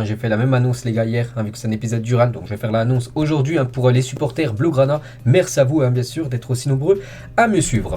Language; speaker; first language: French; native; French